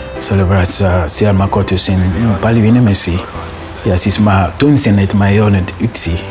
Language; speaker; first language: Estonian; non-native, learner; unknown